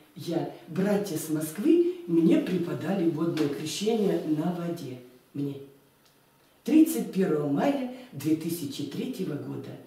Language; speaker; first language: Russian; native; Russian